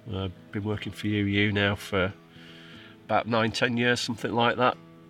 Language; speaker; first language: English; native; English